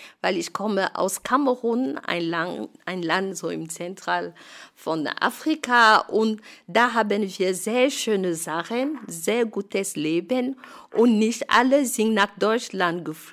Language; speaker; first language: German; non-native, fluent; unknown